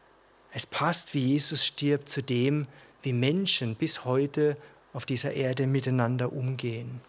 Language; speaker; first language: German; native; German